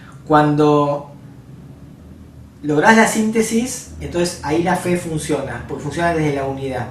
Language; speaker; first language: Spanish; native; Spanish